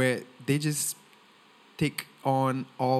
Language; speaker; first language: English; non-native, local second language; Tamil